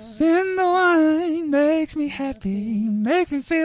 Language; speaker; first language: English; non-native, local second language; Afrikaans